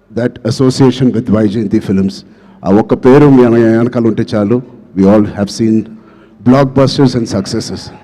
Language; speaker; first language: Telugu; native; Telugu